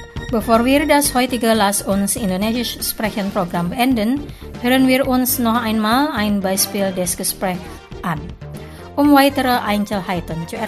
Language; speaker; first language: German; non-native, fluent; Indonesian